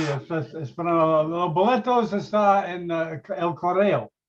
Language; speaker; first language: Spanish; non-native, learner; English